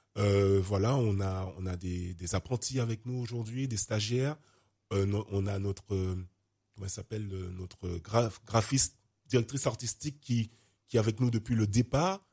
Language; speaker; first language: French; native; French